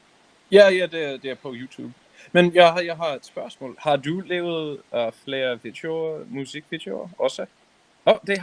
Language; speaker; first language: Danish; non-native, learner; English